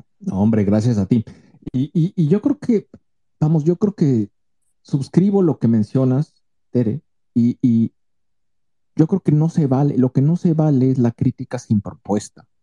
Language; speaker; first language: Spanish; native; Spanish